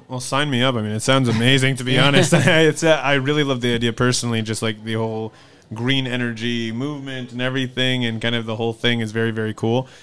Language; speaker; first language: English; native; English